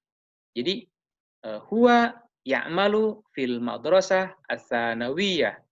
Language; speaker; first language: Arabic; non-native, fluent; Indonesian